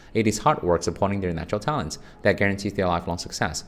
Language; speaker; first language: English; non-native, fluent; Chinese